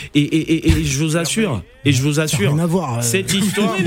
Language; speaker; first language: French; non-native, local second language; Lingala